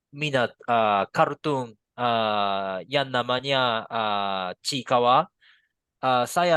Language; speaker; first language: Indonesian; non-native, learner; Japanese